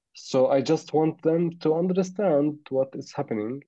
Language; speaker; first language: English; non-native, fluent; Arabic